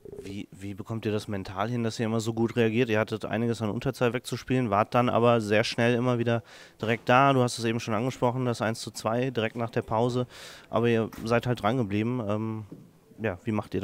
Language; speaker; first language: German; native; German